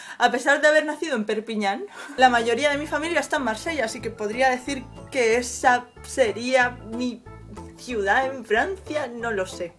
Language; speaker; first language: Spanish; early bilingual, other home language; French